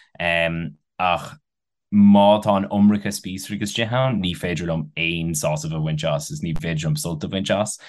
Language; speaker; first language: Irish; non-native, local second language; English